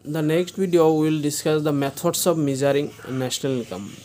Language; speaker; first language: English; non-native, local second language; Assamese